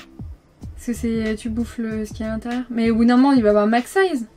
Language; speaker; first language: French; native; French